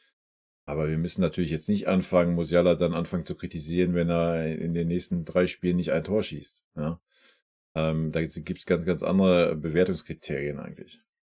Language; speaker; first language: German; native; German